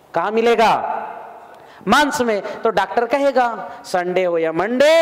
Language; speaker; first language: Hindi; native; Hindi